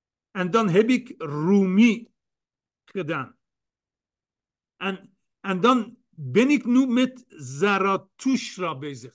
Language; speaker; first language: Dutch; non-native, fluent; Persian